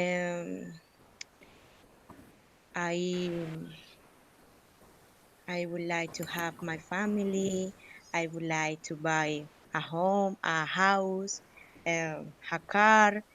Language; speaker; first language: English; non-native, learner; Spanish